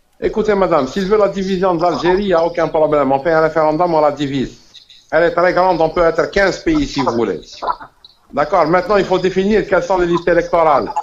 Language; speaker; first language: French; non-native, local second language; Arabic